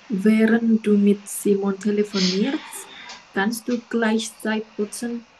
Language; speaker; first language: German; non-native, learner; Indonesian